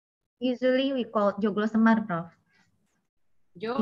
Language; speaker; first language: English; non-native, fluent; Indonesian